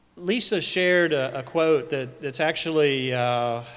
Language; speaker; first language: English; native; English